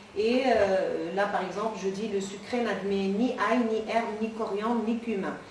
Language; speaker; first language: French; non-native, local second language; Arabic